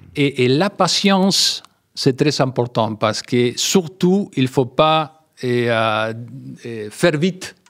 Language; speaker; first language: French; non-native, fluent; Spanish